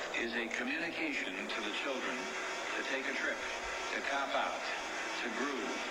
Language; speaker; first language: English; non-native, fluent; Italian